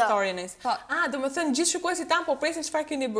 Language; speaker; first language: Albanian; native; Albanian